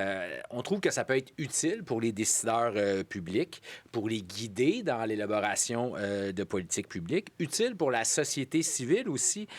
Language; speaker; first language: French; native; French